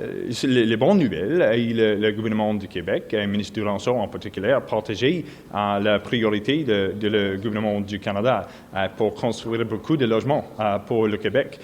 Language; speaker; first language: French; non-native, local second language; English